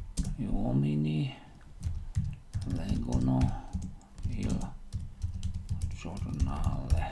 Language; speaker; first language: Italian; non-native, learner; Slovak